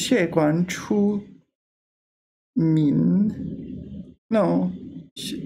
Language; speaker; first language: Chinese; non-native, learner; English